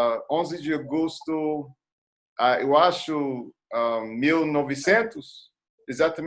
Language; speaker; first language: Portuguese; non-native, learner; English